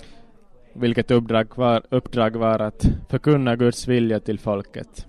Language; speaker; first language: Swedish; non-native, local second language; Finnish